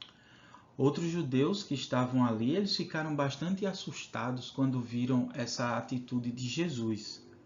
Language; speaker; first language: Portuguese; native; Portuguese